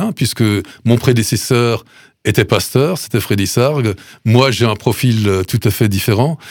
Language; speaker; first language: French; native; French